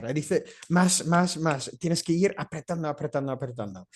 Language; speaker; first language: Spanish; non-native, fluent; Dutch